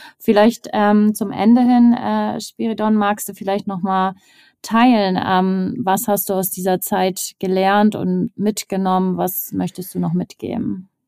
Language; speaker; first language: German; native; German